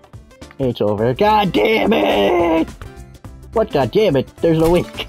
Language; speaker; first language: English; native; English